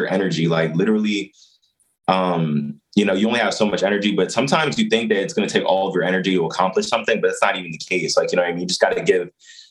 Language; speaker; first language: English; native; English